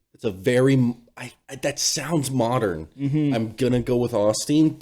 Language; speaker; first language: English; native; English